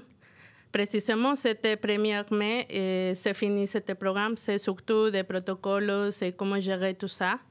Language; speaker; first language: French; non-native, fluent; Spanish